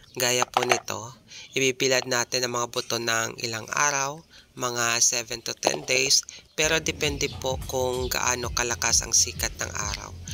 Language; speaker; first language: Filipino; non-native, local second language; Bikol